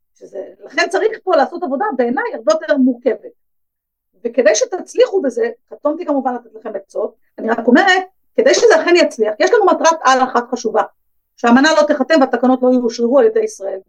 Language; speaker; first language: Hebrew; native; Hebrew